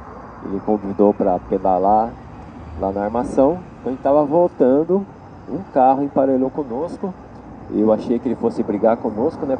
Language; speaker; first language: Portuguese; native; Portuguese